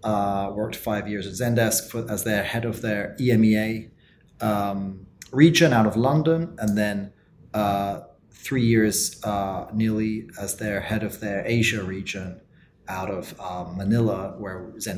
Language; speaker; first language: English; native; English